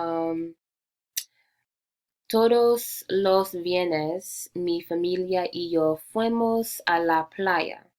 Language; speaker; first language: Spanish; non-native, learner; English